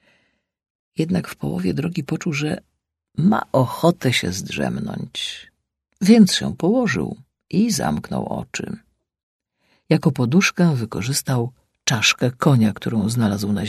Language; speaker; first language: Polish; native; Polish